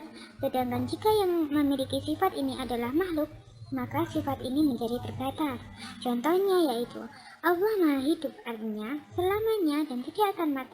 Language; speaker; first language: Indonesian; native; Indonesian